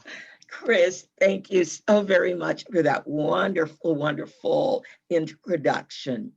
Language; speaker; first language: English; native; English